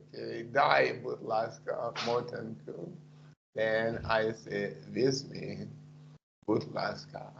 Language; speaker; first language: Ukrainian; non-native, learner; English